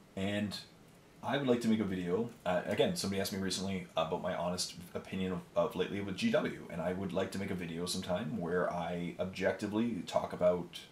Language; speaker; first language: English; native; English